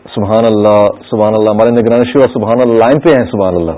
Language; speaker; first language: Urdu; early bilingual, other home language; English